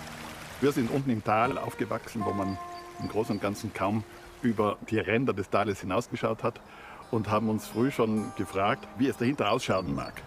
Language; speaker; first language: German; native; German